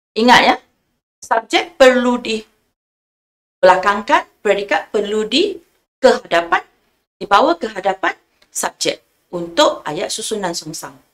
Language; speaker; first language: Malay; non-native, local second language; Chinese